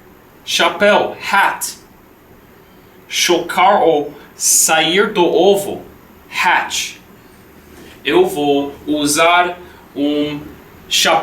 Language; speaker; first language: Portuguese; non-native, learner; English